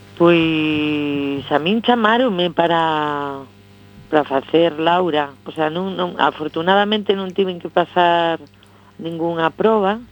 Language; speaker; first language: Galician; non-native, local second language; Spanish